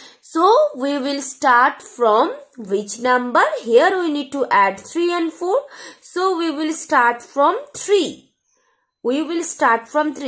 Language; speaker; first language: English; non-native, local second language; Bangla